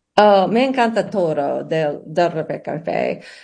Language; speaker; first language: Spanish; non-native, learner; English